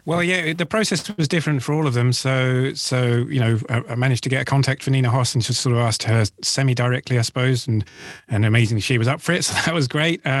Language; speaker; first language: English; native; English